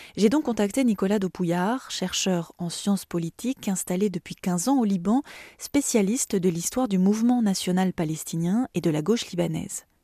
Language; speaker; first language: French; native; French